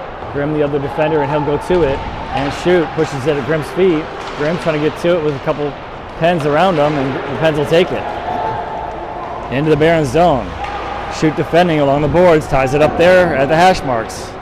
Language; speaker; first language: English; native; English